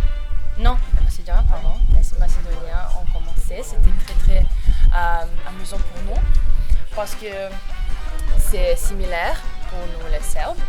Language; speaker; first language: French; non-native, fluent; Serbian